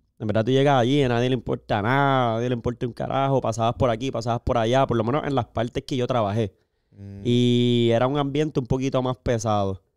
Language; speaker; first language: Spanish; native; Spanish